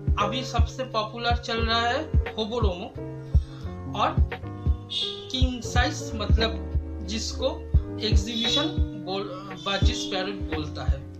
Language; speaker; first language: Hindi; non-native, local second language; Bangla